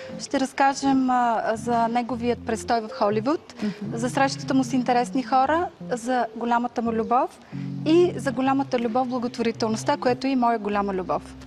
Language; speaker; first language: Bulgarian; native; Bulgarian